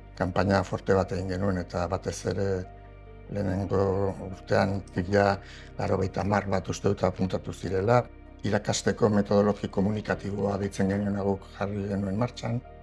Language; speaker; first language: Basque; native; Basque